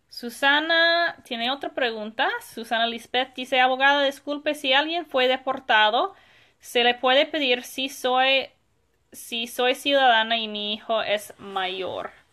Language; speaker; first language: Spanish; non-native, fluent; English